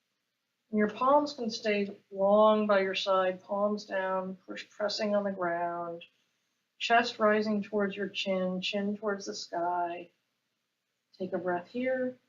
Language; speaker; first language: English; native; English